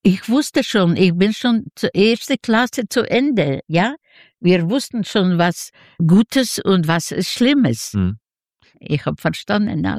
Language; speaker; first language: German; non-native, fluent; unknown